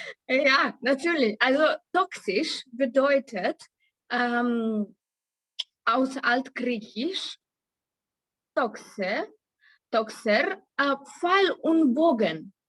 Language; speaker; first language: German; non-native, learner; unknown